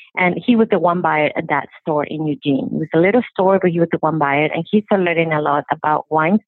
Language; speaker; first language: English; non-native, fluent; Spanish